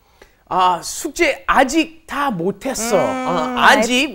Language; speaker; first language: Korean; non-native, fluent; English